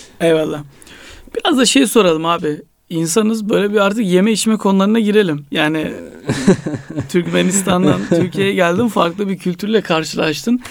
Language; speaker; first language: Turkish; native; Turkish